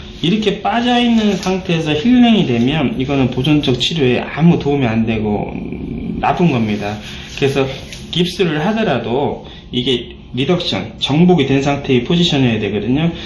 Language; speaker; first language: Korean; native; Korean